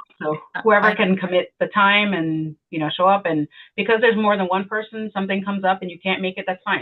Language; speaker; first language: English; native; English